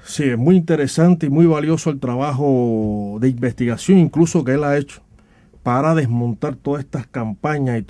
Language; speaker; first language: Spanish; native; Spanish